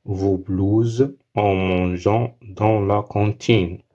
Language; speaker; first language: French; non-native, local second language; Arabic